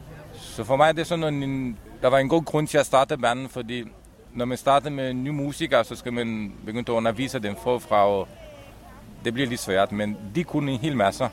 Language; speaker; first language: Danish; non-native, fluent; Romanian